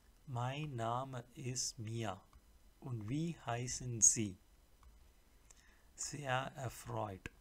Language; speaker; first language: German; non-native, fluent; English